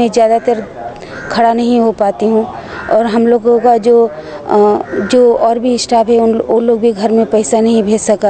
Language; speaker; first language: Hindi; non-native, local second language; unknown